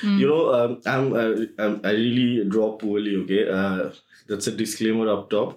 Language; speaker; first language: English; non-native, local second language; Bangla